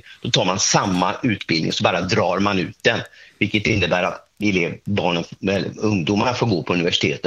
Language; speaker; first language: Swedish; native; Swedish